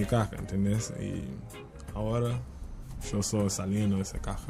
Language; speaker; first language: Spanish; non-native, learner; English